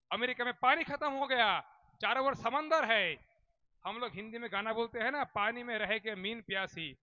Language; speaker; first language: Hindi; non-native, local second language; Bangla